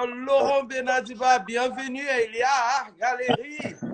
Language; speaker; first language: French; non-native, fluent; Portuguese